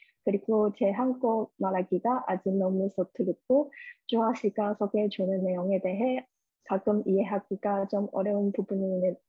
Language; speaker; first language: Korean; non-native, fluent; Chinese